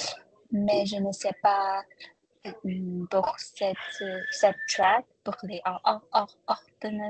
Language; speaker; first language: French; non-native, learner; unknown